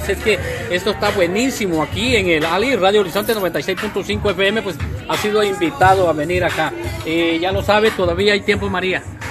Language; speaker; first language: Spanish; native; Spanish